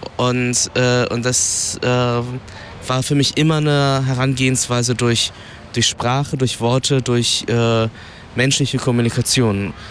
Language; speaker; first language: German; early bilingual, other home language; Vietnamese